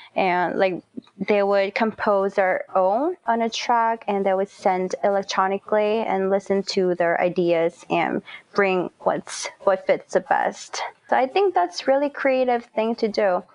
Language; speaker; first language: English; non-native, fluent; Korean